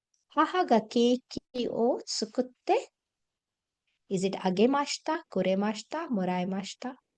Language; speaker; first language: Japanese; non-native, fluent; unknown